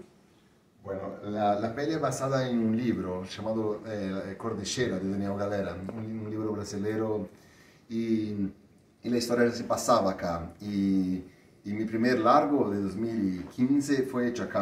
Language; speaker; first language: Spanish; non-native, fluent; Portuguese